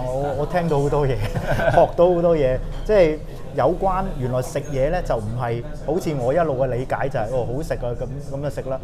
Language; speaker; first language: Cantonese; native; Cantonese